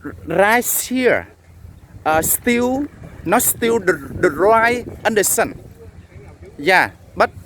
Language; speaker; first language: English; non-native, learner; Vietnamese